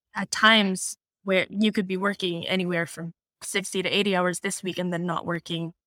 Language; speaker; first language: English; non-native, local second language; Filipino